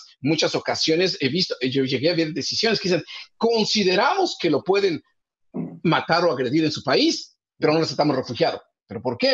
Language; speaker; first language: Spanish; native; Spanish